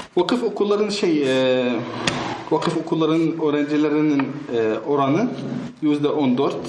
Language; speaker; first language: Turkish; non-native, fluent; Arabic